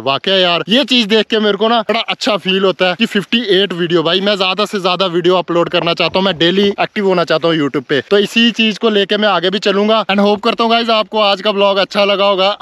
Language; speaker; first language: Hindi; native; Hindi